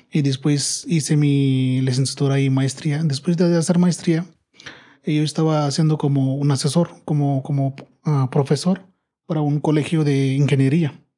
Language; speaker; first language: Spanish; non-native, learner; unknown